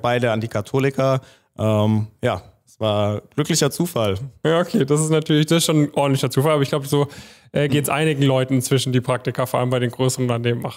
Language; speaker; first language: German; native; German